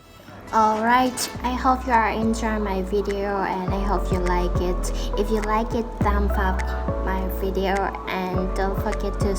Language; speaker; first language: English; non-native, learner; Thai